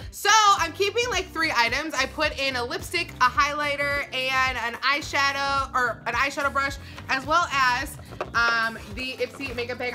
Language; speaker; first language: English; native; English